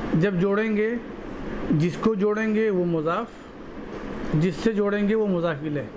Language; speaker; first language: Urdu; native; Urdu